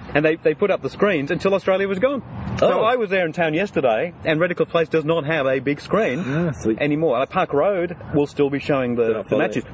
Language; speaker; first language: English; native; English